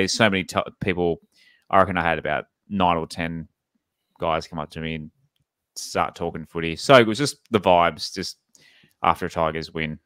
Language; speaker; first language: English; native; English